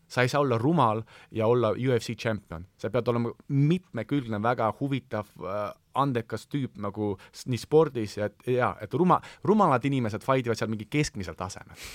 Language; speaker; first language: Estonian; non-native, local second language; Russian